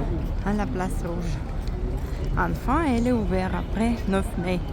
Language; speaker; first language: French; non-native, learner; Russian